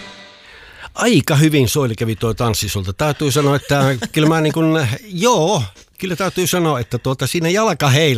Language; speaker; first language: Finnish; native; Finnish